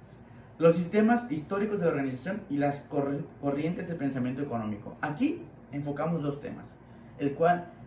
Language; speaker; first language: Spanish; native; Spanish